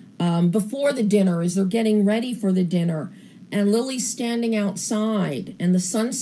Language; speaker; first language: English; native; English